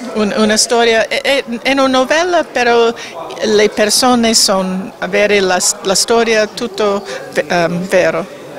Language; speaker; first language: Italian; non-native, learner; English